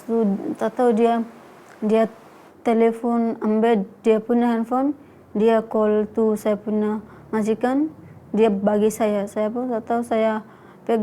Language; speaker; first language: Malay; non-native, learner; Bangla